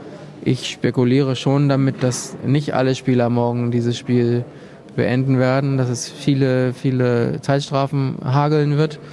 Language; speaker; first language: German; native; German